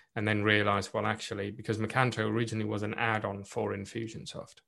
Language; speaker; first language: English; non-native, local second language; Afrikaans